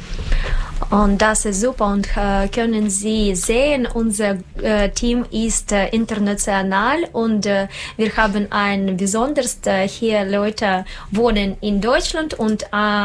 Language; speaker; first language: German; non-native, learner; Russian